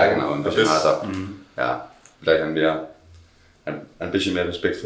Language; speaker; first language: German; non-native, learner; Danish